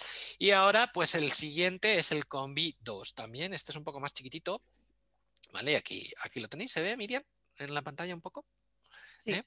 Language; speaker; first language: Spanish; native; Spanish